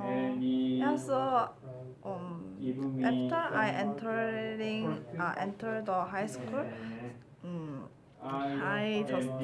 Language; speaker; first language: English; non-native, learner; Korean